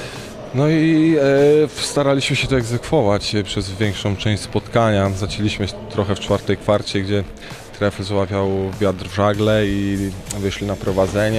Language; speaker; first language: Polish; native; Polish